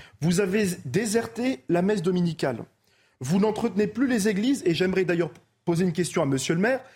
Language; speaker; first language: French; native; French